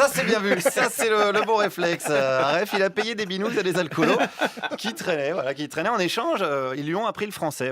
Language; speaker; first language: French; native; French